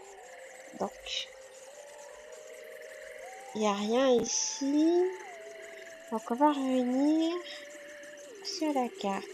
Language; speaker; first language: French; native; French